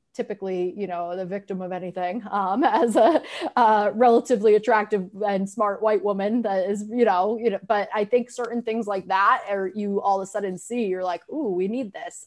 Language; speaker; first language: English; native; English